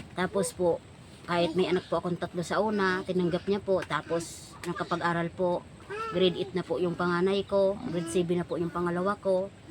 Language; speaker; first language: Filipino; non-native, local second language; Bikol